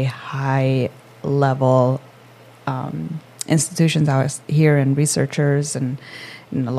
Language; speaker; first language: English; non-native, fluent; Swedish